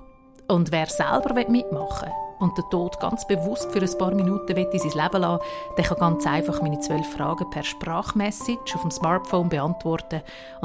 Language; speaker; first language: German; native; German